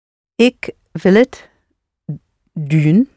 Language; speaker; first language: Dutch; non-native, learner; English